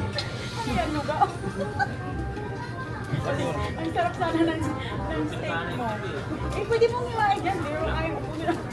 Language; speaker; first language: Filipino; non-native, fluent; Indonesian